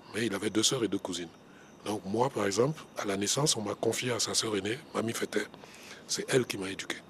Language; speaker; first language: French; non-native, local second language; Baoulé